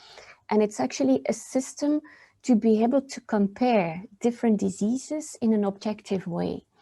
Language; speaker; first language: English; non-native, fluent; Dutch